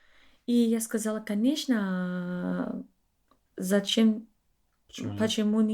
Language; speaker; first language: Russian; non-native, learner; English